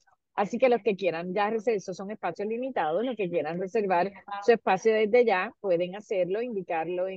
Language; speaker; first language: Spanish; native; Spanish